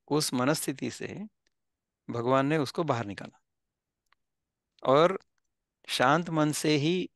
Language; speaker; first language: Hindi; non-native, local second language; Marathi